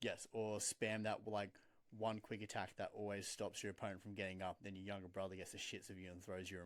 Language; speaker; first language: English; native; English